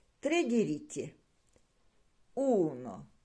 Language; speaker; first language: Italian; non-native, learner; Ukrainian